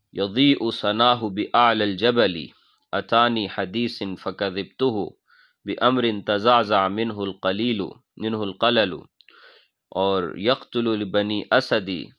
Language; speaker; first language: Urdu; non-native, local second language; Punjabi